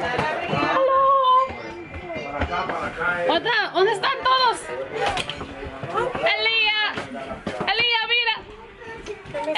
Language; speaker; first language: Spanish; early bilingual, heritage; English